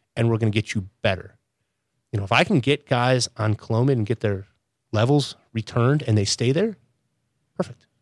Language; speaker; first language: English; native; English